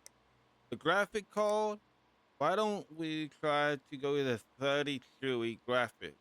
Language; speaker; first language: English; native; English